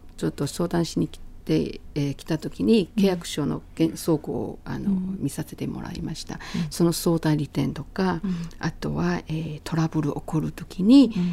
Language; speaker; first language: Japanese; non-native, fluent; Chinese